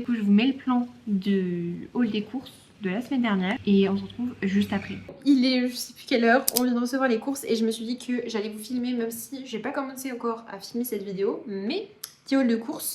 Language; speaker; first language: French; native; French